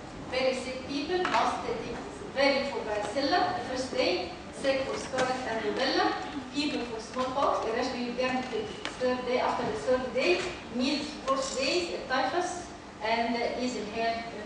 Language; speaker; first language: English; non-native, fluent; Arabic